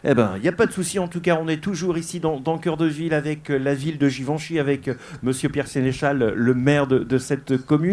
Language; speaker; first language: French; native; French